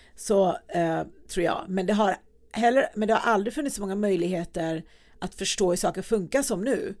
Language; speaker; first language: Swedish; early bilingual, other home language; Persian